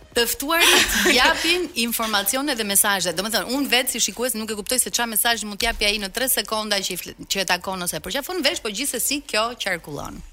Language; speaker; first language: Albanian; native; Albanian